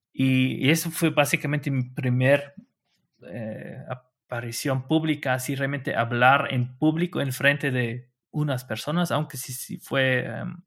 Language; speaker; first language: Spanish; non-native, fluent; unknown